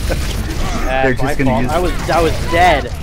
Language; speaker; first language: English; native; English